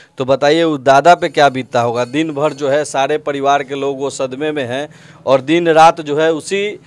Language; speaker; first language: Hindi; native; Hindi